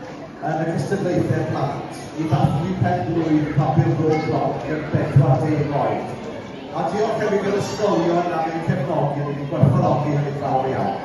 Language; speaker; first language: Welsh; native; Welsh